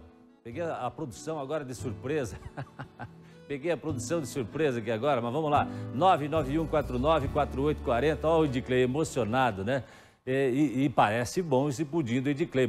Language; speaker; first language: Portuguese; native; Portuguese